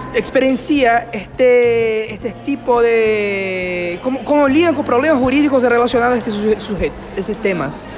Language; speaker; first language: Spanish; non-native, fluent; Portuguese